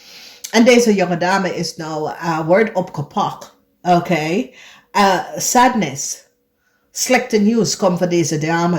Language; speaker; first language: Dutch; non-native, fluent; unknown